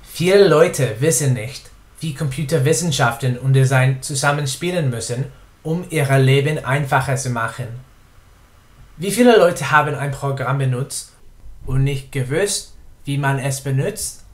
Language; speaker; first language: German; non-native, learner; English